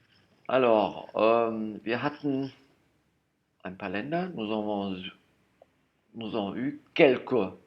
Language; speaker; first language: French; non-native, fluent; German